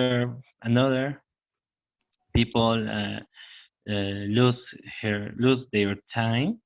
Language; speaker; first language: English; non-native, learner; Spanish